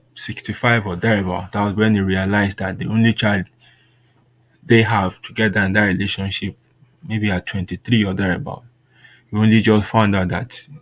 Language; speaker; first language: English; non-native, local second language; Yoruba